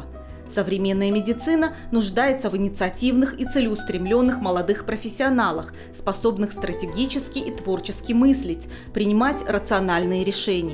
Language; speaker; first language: Russian; native; Russian